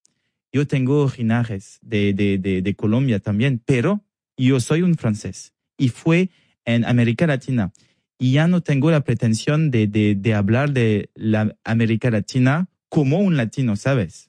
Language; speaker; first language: Spanish; non-native, learner; French